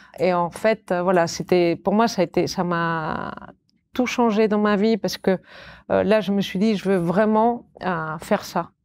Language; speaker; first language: French; non-native, fluent; Catalan